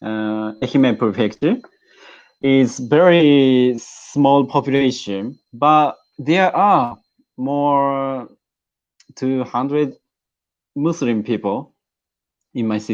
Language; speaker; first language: English; non-native, learner; Japanese